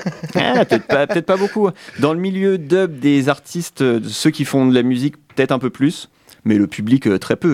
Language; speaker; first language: French; native; French